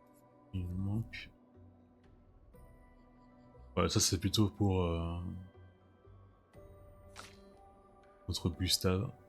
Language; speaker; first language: French; native; French